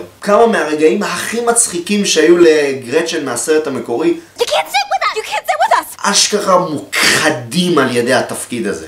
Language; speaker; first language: Hebrew; native; Hebrew